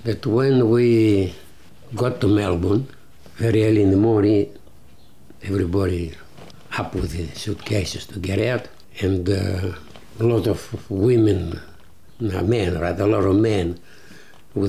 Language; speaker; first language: English; non-native, learner; Greek